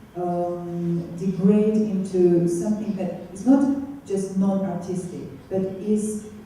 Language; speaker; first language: English; non-native, fluent; Russian